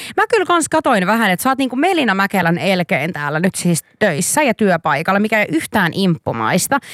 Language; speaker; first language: Finnish; native; Finnish